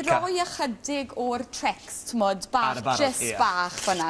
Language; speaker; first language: Welsh; native; Welsh